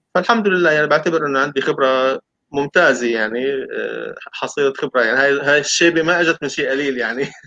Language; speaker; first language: Arabic; native; Arabic